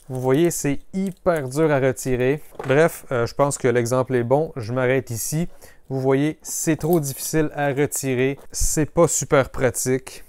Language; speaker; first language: French; native; French